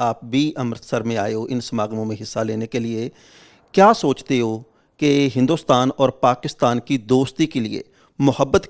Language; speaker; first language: Hindi; non-native, local second language; Punjabi